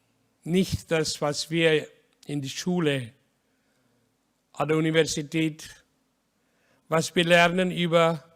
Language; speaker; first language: German; non-native, learner; Hindi